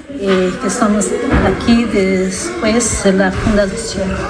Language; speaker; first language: Spanish; non-native, learner; French